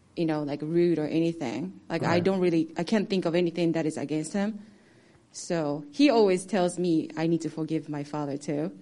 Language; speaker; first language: English; non-native, fluent; Japanese